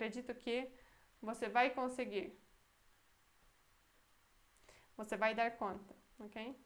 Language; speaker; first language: Portuguese; non-native, fluent; Polish